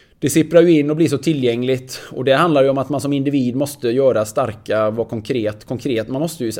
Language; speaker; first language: Swedish; native; Swedish